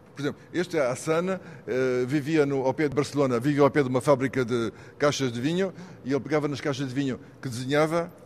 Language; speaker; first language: Portuguese; native; Portuguese